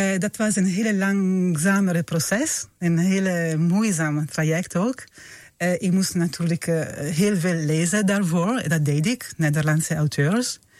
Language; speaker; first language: Dutch; non-native, fluent; Italian